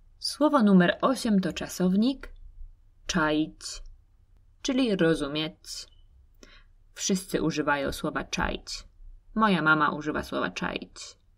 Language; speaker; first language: Polish; native; Polish